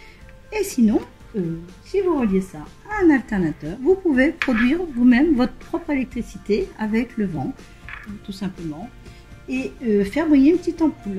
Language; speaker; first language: French; native; French